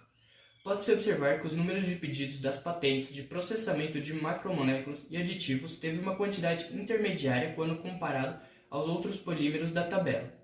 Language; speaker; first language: Portuguese; native; Portuguese